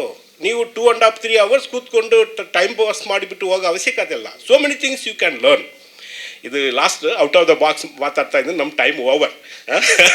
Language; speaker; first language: Kannada; non-native, learner; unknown